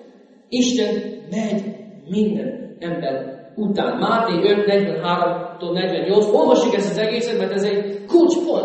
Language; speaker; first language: Hungarian; non-native, fluent; English